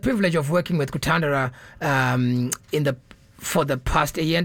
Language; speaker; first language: English; non-native, local second language; Shona